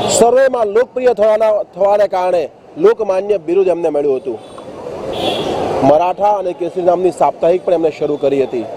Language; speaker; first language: Gujarati; native; Gujarati